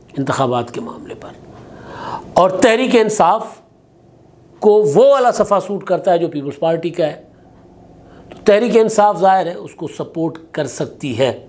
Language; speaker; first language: Urdu; non-native, local second language; Sindhi